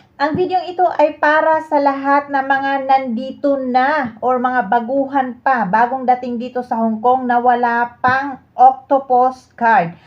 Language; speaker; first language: Filipino; native; Filipino